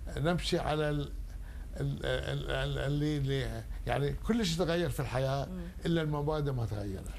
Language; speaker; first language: Arabic; native; Arabic